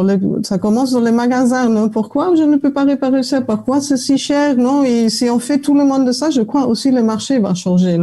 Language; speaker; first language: French; non-native, fluent; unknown